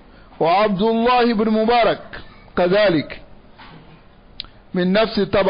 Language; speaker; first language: Arabic; non-native, fluent; Dyula